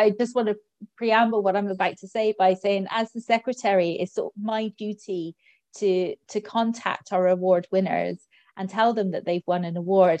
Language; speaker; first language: English; native; English